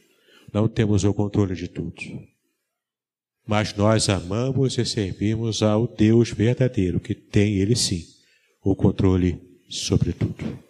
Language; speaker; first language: Portuguese; native; Portuguese